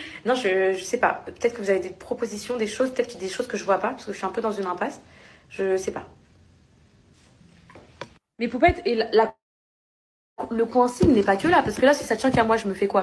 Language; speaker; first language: French; native; French